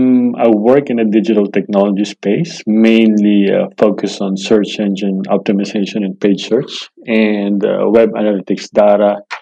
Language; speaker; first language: English; non-native, local second language; Filipino